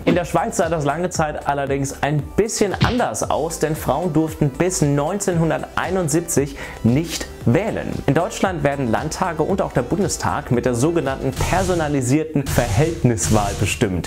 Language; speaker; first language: German; native; German